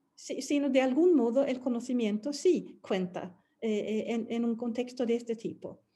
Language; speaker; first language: Spanish; non-native, fluent; Swedish